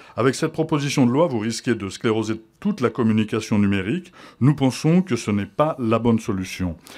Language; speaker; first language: French; native; French